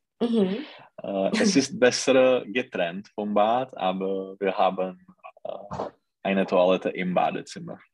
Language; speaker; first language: German; non-native, learner; Czech